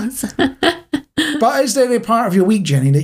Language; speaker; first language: English; native; English